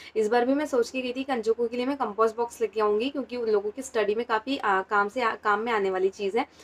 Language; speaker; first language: Hindi; non-native, local second language; Marathi